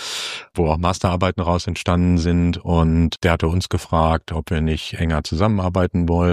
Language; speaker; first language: German; native; German